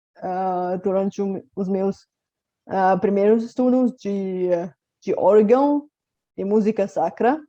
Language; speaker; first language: Portuguese; non-native, fluent; Bulgarian